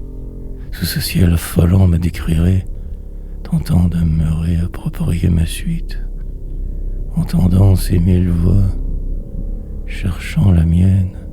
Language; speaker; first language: French; native; French